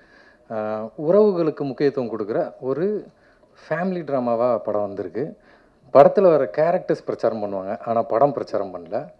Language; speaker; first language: Tamil; native; Tamil